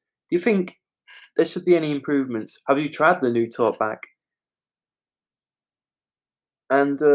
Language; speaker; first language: English; native; English